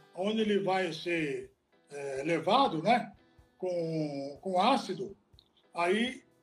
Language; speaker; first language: Portuguese; non-native, fluent; Italian